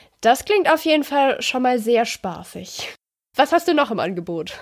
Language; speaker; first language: German; native; German